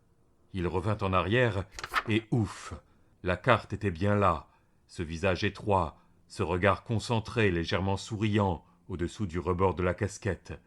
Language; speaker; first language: French; native; French